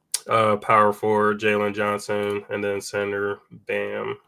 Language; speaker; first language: English; native; English